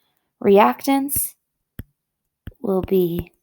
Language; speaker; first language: English; native; English